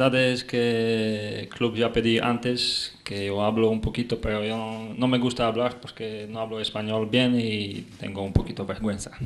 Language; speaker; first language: Spanish; non-native, learner; Polish